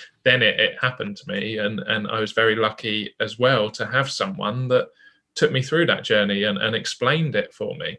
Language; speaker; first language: English; native; English